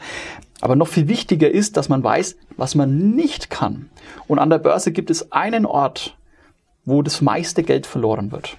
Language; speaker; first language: German; native; German